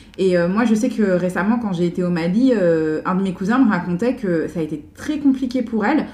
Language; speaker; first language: French; native; French